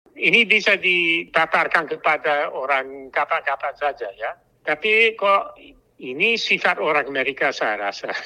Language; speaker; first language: Indonesian; non-native, fluent; English